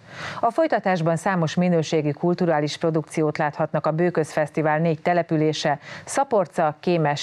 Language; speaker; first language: Hungarian; native; Hungarian